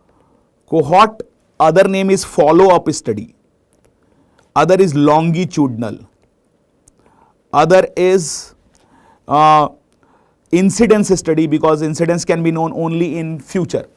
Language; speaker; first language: English; non-native, local second language; Hindi